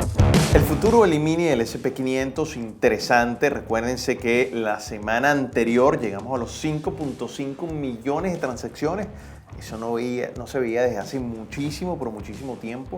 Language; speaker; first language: Spanish; native; Spanish